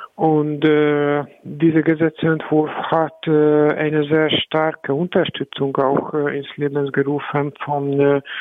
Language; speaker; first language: German; non-native, learner; Hungarian